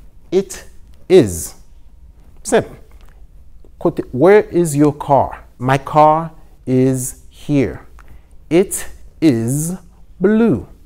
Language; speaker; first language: English; non-native, fluent; Haitian Creole